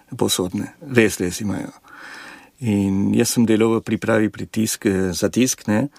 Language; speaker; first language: Slovenian; early bilingual, heritage; Slovenian